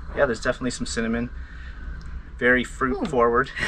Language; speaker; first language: English; native; English